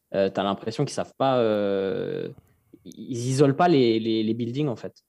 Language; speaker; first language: French; native; French